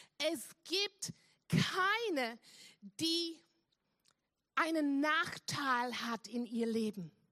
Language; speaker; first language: German; non-native, fluent; English